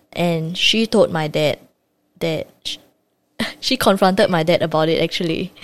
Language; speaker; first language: English; native; English